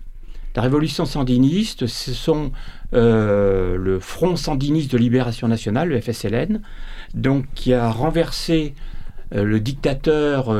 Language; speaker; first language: French; native; French